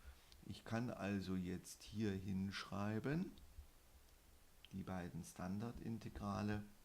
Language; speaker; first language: German; native; German